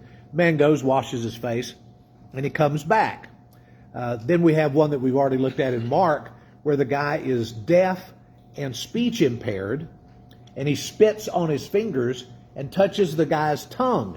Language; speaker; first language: English; native; English